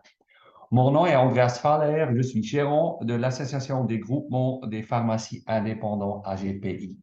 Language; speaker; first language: French; non-native, local second language; German